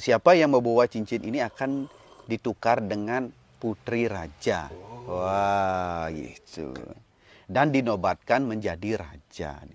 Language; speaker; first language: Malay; non-native, local second language; Balinese